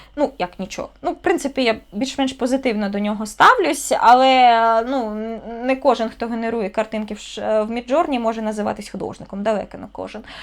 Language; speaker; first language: Ukrainian; non-native, local second language; Russian